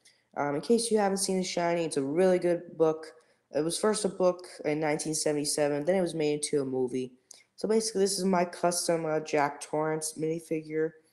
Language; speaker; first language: English; native; English